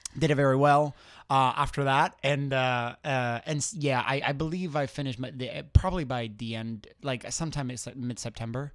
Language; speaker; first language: English; non-native, fluent; Spanish